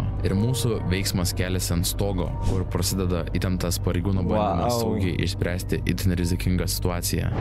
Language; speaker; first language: Lithuanian; native; Lithuanian